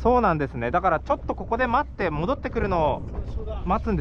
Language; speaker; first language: Japanese; native; Japanese